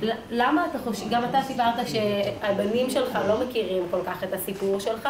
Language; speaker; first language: Hebrew; native; Hebrew